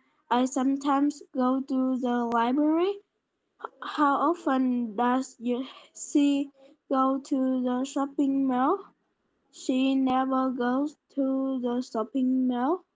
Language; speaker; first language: English; non-native, learner; Polish